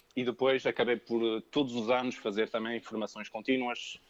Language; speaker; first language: Portuguese; early bilingual, other home language; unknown